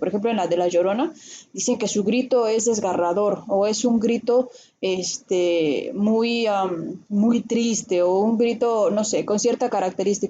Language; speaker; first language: Spanish; native; Spanish